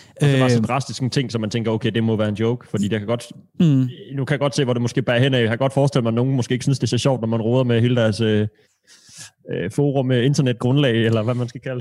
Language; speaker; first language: Danish; native; Danish